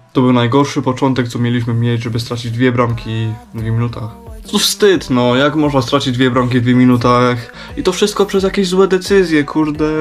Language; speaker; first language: Polish; early bilingual, heritage; Polish